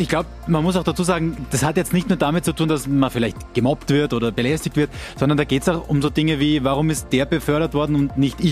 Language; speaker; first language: German; native; German